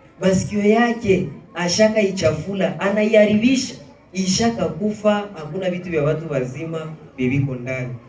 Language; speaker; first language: Swahili; native; Swahili